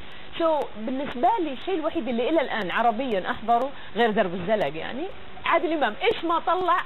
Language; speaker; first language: Arabic; native; Arabic